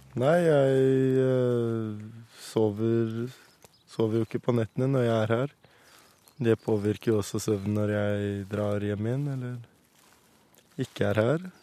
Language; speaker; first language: Norwegian; early bilingual, other home language; Kurdish